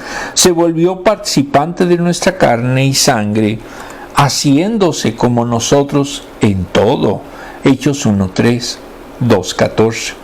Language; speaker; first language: Spanish; native; Spanish